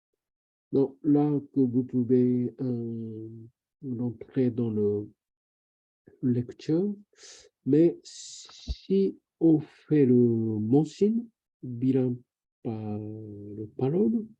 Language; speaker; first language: French; non-native, learner; Japanese